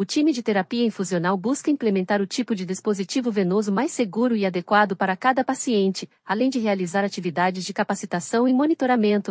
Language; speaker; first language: Portuguese; native; Portuguese